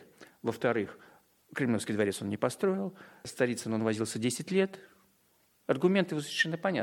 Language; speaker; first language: Russian; native; Russian